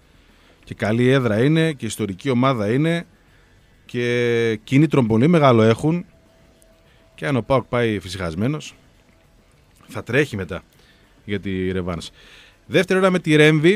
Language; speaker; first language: Greek; native; Greek